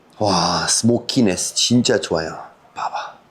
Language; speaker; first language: Korean; non-native, fluent; French